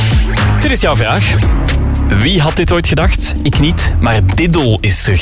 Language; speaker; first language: Dutch; native; Dutch